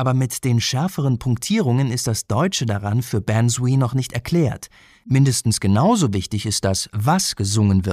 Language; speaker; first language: German; native; German